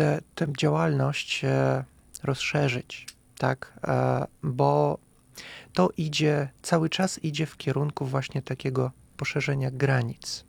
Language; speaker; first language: Polish; non-native, fluent; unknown